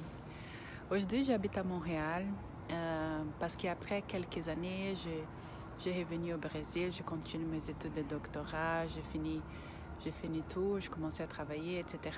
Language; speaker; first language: French; non-native, fluent; Portuguese